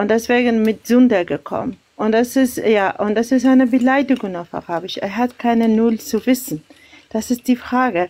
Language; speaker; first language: German; non-native, learner; Arabic